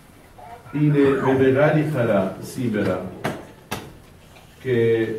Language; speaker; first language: Greek; non-native, fluent; Arabic